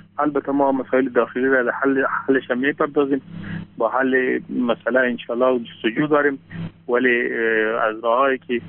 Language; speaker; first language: Persian; non-native, local second language; Pashto